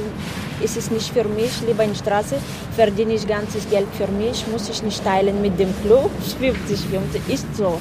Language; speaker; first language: German; non-native, learner; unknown